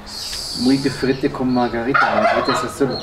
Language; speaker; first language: Spanish; non-native, learner; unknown